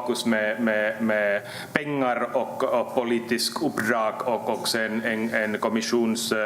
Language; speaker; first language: Swedish; native; Swedish